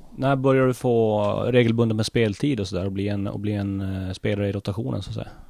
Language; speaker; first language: Swedish; native; Swedish